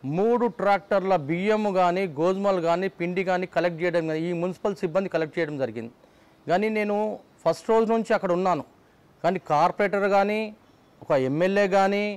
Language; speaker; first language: Telugu; native; Telugu